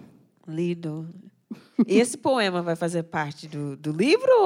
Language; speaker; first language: Portuguese; non-native, fluent; English